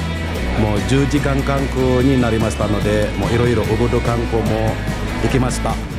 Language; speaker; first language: Japanese; non-native, fluent; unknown